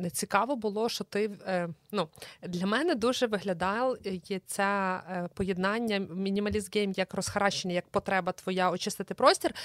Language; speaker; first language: Ukrainian; native; Ukrainian